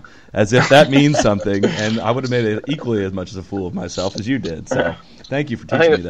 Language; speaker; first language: English; native; English